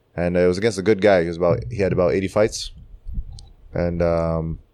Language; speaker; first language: English; early bilingual, other home language; Czech